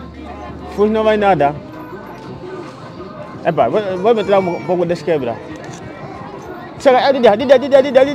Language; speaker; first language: Portuguese; non-native, learner; Vietnamese